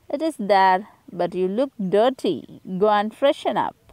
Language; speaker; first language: English; non-native, local second language; Tamil